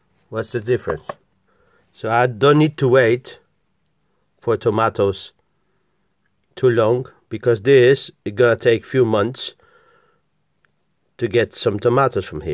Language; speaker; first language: English; non-native, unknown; Polish